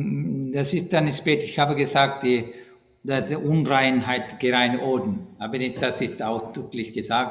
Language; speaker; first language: German; non-native, learner; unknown